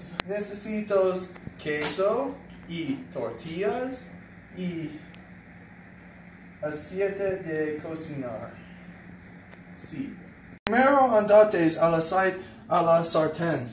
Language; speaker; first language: Spanish; non-native, learner; English